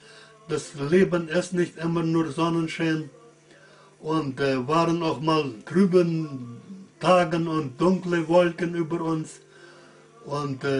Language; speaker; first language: German; early bilingual, heritage; German